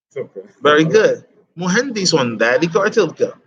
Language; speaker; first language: Arabic; non-native, fluent; English